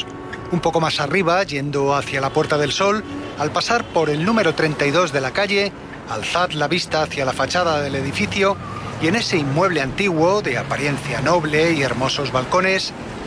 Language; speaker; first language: Spanish; native; Spanish